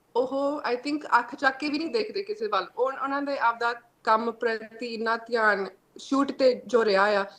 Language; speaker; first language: Punjabi; early bilingual, heritage; Punjabi